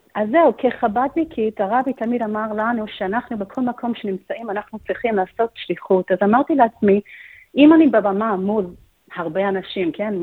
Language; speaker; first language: Hebrew; non-native, fluent; English